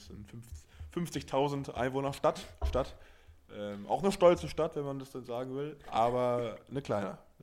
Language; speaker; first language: German; native; German